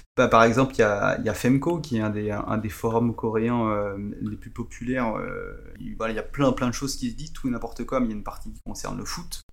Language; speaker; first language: French; early bilingual, other home language; Portuguese